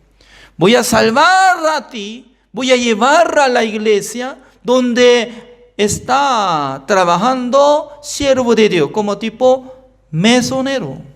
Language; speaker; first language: Spanish; non-native, fluent; Korean